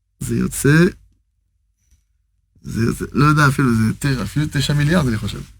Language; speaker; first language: Hebrew; non-native, fluent; French